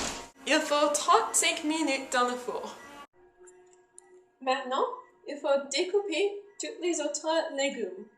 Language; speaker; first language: French; non-native, learner; English